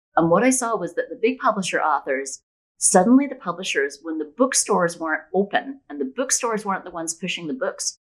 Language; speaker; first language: English; native; English